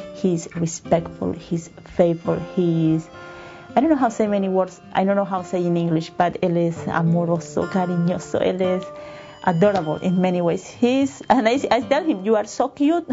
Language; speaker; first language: English; non-native, learner; Spanish